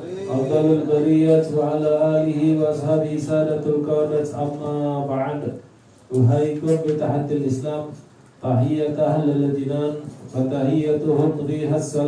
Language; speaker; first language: Arabic; non-native, fluent; Indonesian